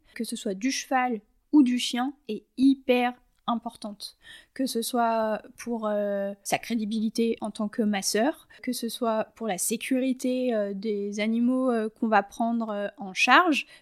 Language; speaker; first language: French; native; French